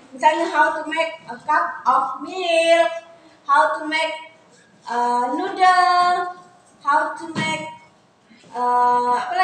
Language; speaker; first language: English; non-native, learner; Indonesian